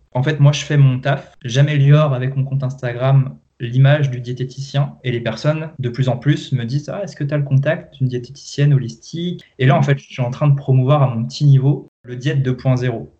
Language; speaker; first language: French; native; French